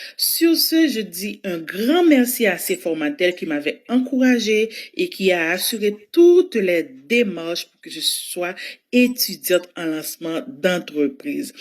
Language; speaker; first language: French; non-native, local second language; Haitian Creole